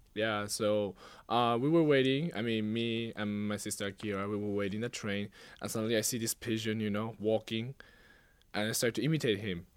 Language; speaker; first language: English; non-native, fluent; Japanese